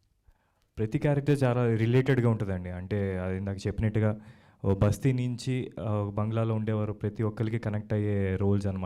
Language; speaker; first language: Telugu; native; Telugu